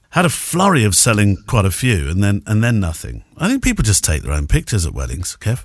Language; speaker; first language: English; native; English